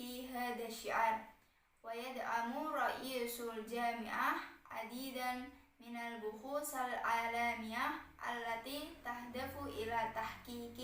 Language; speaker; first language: Arabic; non-native, learner; Indonesian